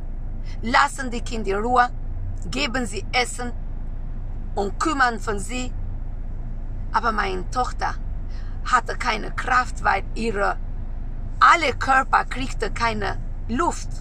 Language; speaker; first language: German; non-native, learner; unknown